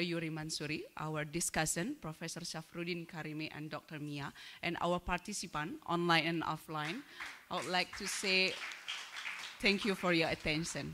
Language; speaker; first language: English; non-native, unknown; Indonesian